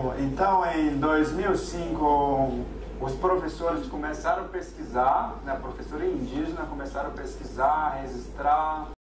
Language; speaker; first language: Portuguese; non-native, local second language; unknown